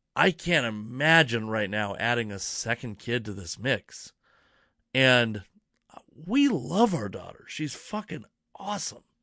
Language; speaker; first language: English; native; English